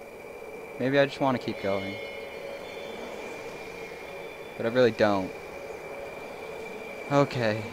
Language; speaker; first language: English; native; English